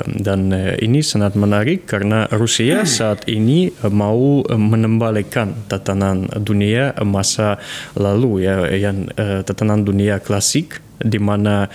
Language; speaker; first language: Indonesian; non-native, fluent; Russian